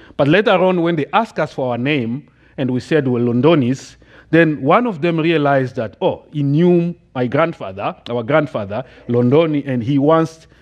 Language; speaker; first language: English; non-native, fluent; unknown